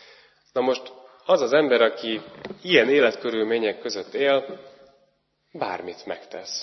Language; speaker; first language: Hungarian; native; Hungarian